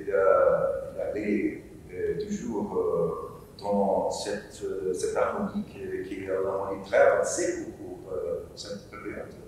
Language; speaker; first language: French; non-native, learner; Portuguese